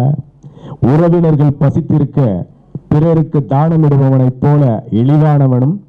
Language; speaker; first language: Tamil; native; Tamil